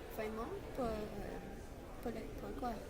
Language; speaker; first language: French; non-native, learner; English